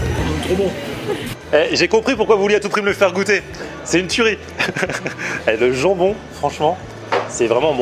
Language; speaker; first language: French; native; French